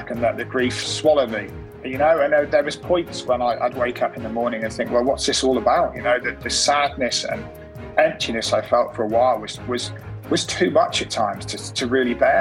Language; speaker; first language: English; native; English